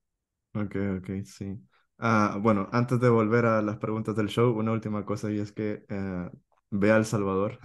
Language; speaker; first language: Spanish; native; Spanish